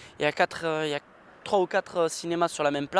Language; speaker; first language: French; native; French